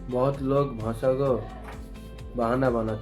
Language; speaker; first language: Hindi; non-native, local second language; Bangla